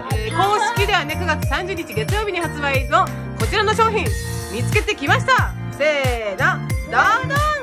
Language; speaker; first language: Japanese; native; Japanese